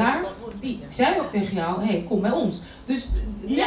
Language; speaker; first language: Dutch; native; Dutch